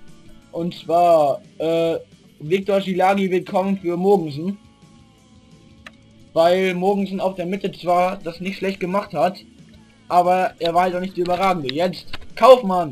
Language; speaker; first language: German; native; German